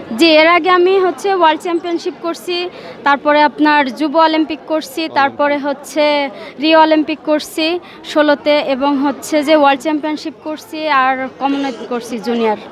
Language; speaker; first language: Bangla; native; Bangla